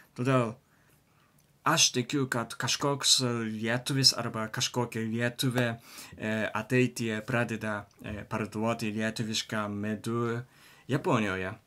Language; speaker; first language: Lithuanian; non-native, learner; Japanese